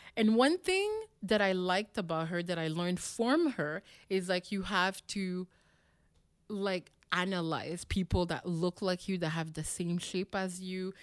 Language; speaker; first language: English; non-native, local second language; French